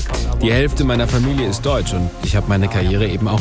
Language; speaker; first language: German; non-native, fluent; English